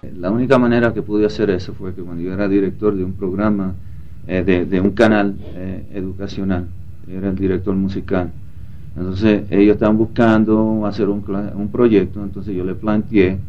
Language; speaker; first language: Spanish; early bilingual, heritage; Spanish